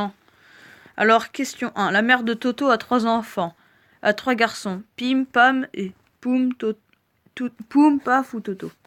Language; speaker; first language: French; native; French